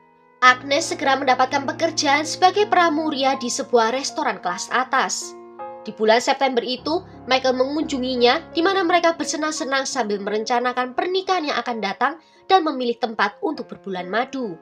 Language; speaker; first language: Indonesian; native; Indonesian